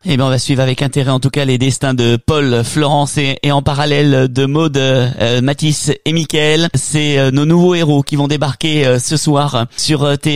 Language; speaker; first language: French; native; French